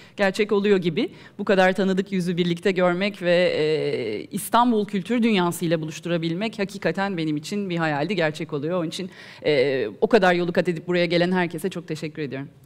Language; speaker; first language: Turkish; native; Turkish